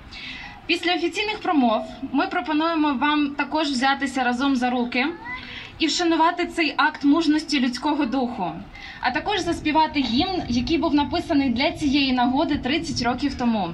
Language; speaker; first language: Ukrainian; native; Ukrainian